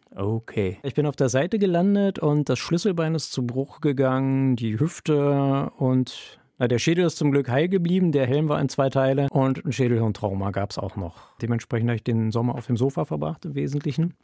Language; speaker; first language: German; native; German